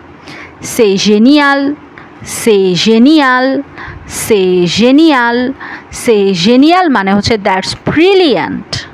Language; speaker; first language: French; non-native, learner; Bangla